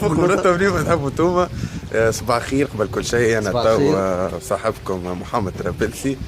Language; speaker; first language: Arabic; native; Arabic